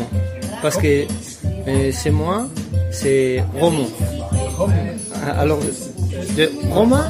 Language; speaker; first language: French; non-native, learner; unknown